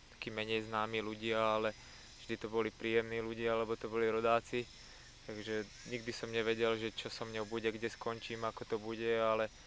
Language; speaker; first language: Slovak; native; Slovak